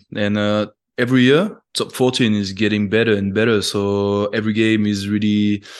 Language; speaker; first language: English; non-native, fluent; French